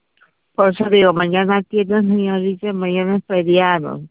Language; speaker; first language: Spanish; native; Spanish